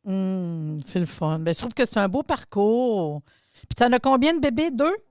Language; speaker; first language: French; native; French